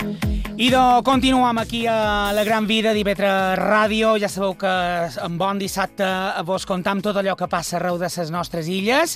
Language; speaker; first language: Catalan; native; Catalan